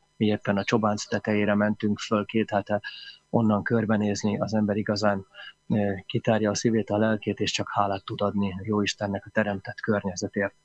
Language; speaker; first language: Hungarian; native; Hungarian